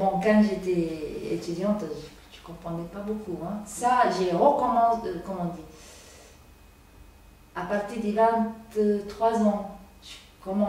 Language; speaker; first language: French; non-native, learner; Japanese